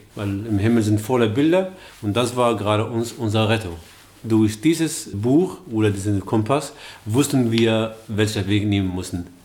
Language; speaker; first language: German; early bilingual, other home language; Arabic